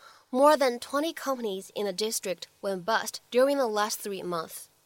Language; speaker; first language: English; non-native, fluent; Chinese